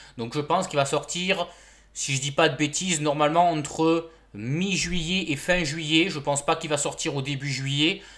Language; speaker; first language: French; native; French